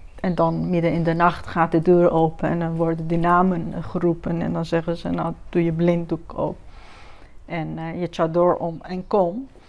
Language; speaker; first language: Dutch; non-native, fluent; Persian